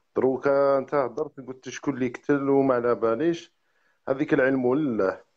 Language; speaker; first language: Arabic; native; Arabic